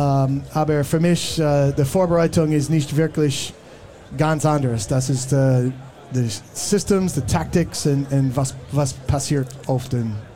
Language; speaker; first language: German; non-native, learner; English